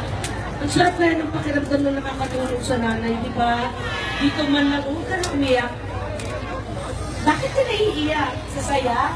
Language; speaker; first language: Filipino; native; Filipino